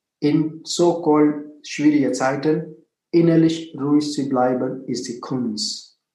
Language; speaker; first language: German; non-native, fluent; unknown